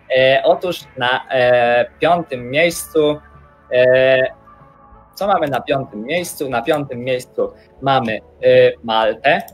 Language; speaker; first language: Polish; native; Polish